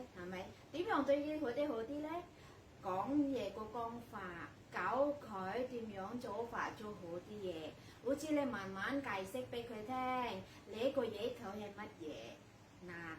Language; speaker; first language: Cantonese; non-native, fluent; Indonesian